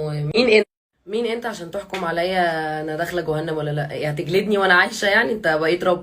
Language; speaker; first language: Arabic; native; Arabic